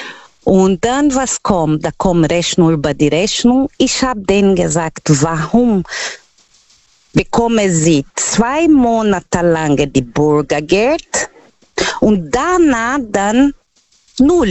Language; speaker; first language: German; non-native, learner; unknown